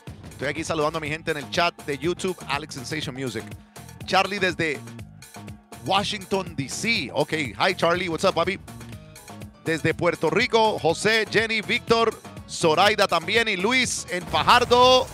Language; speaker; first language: Spanish; native; Spanish